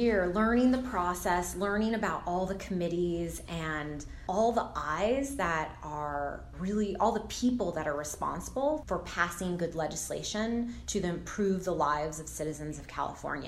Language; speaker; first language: English; native; English